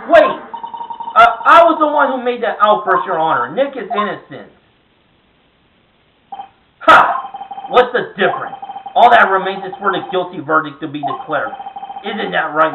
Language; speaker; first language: English; native; English